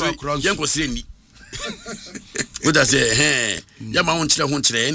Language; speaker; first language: English; non-native, local second language; Akan